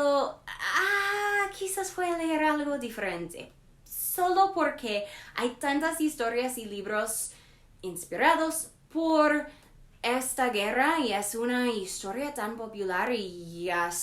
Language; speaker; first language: Spanish; non-native, learner; English